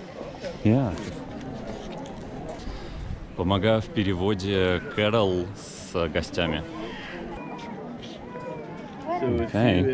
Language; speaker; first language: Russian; non-native, local second language; Armenian